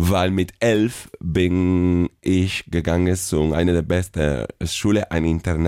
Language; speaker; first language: German; non-native, fluent; Spanish